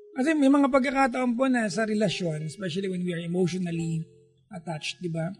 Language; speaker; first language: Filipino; native; Filipino